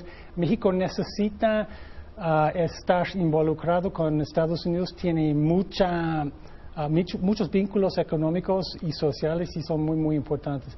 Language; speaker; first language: Spanish; non-native, fluent; English